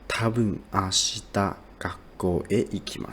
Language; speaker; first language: Japanese; non-native, learner; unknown